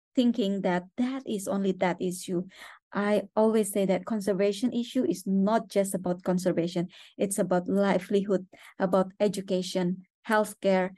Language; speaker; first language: English; non-native, fluent; Indonesian